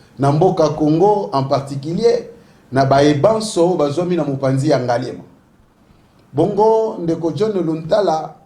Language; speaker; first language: Lingala; non-native, local second language; Kongo